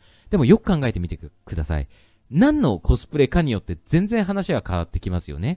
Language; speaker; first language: Japanese; native; Japanese